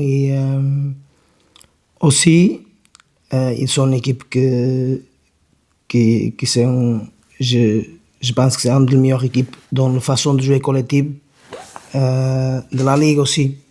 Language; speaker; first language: French; non-native, learner; Portuguese